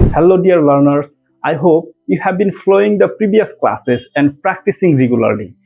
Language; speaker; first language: English; non-native, local second language; Bangla